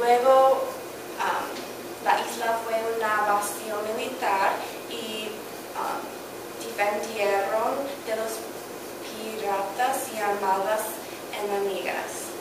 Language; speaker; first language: Spanish; non-native, learner; English